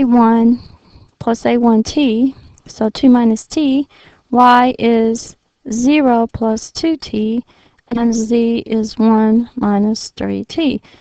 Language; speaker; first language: English; native; English